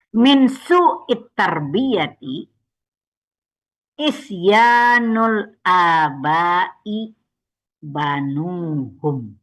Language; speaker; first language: Arabic; non-native, fluent; Indonesian